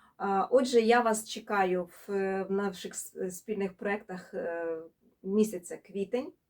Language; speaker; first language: Ukrainian; non-native, local second language; Russian